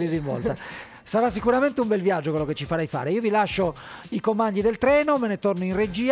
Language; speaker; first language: Italian; native; Italian